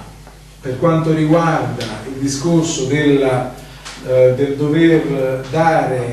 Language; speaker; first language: Italian; native; Italian